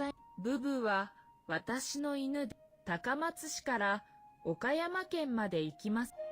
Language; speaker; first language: Japanese; non-native, learner; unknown